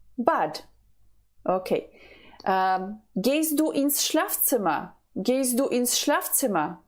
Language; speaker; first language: German; non-native, fluent; Ukrainian